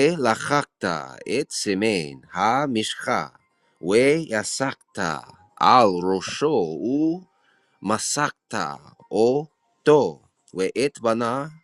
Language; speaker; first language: Hebrew; non-native, learner; English